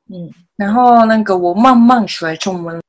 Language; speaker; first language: Chinese; non-native, learner; Japanese